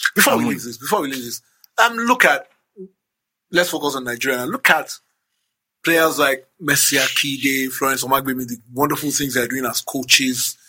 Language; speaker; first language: English; non-native, local second language; Yoruba